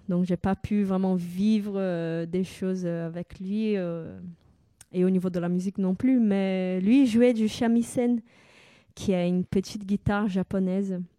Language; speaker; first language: French; non-native, fluent; Portuguese